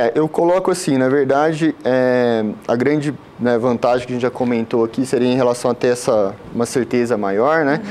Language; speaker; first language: Portuguese; native; Portuguese